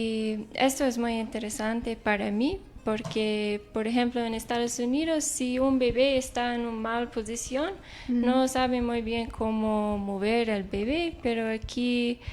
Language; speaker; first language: Spanish; non-native, fluent; English